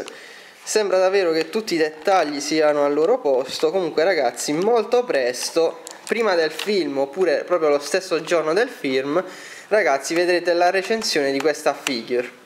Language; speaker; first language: Italian; native; Italian